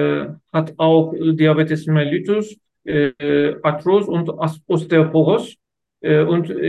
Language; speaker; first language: German; non-native, learner; Turkish